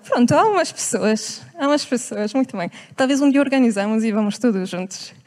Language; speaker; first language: Portuguese; non-native, fluent; Italian